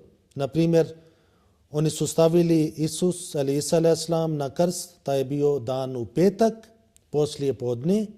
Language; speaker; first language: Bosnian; non-native, learner; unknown